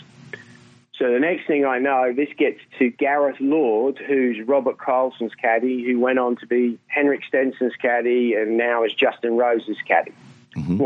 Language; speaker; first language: English; native; English